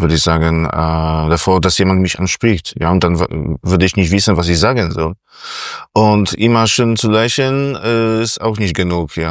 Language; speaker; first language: German; non-native, fluent; Polish